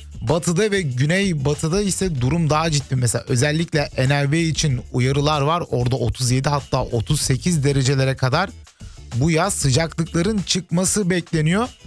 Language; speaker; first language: Turkish; early bilingual, heritage; Turkish